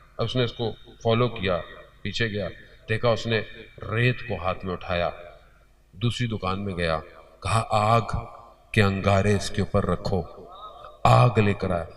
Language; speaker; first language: Urdu; early bilingual, heritage; Urdu